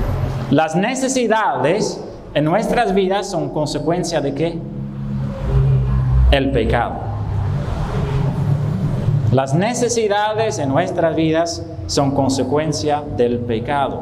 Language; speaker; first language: Spanish; non-native, fluent; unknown